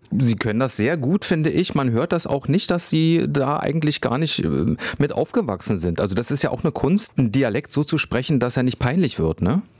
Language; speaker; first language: German; native; German